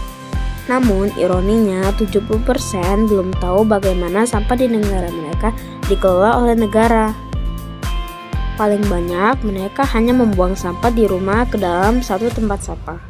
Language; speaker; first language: Indonesian; native; Indonesian